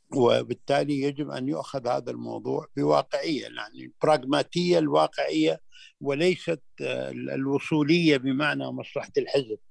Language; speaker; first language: Arabic; native; Arabic